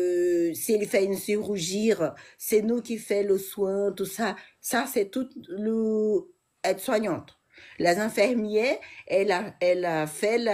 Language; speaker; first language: French; non-native, learner; Portuguese